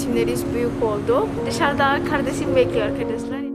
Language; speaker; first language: Turkish; non-native, learner; Indonesian